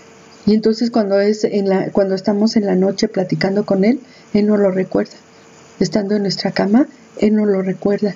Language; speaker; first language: Spanish; native; Spanish